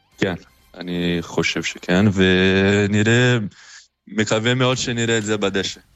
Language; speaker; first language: Hebrew; non-native, fluent; Portuguese